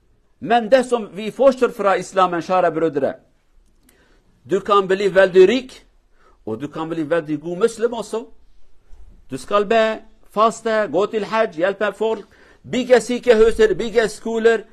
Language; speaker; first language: Norwegian; non-native, learner; Kurdish